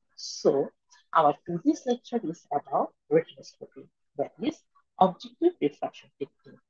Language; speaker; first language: English; non-native, local second language; Bangla